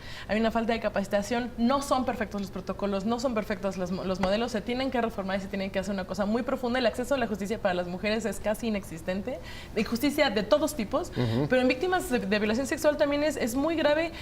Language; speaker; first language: Spanish; native; Spanish